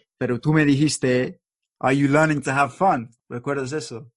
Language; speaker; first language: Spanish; non-native, learner; English